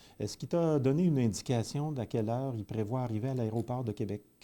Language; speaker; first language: French; native; French